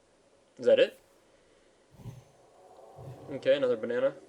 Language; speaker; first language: English; native; English